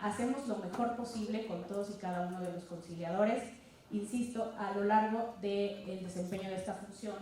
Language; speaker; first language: Spanish; native; Spanish